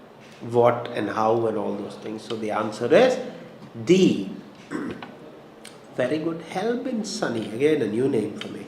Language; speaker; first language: English; non-native, local second language; Malayalam